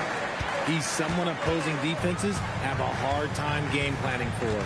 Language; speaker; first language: English; native; English